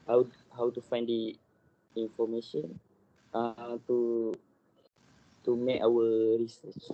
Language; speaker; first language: English; non-native, learner; Malay